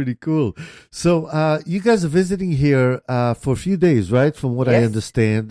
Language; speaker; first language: English; native; English